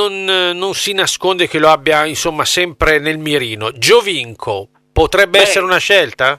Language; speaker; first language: Italian; native; Italian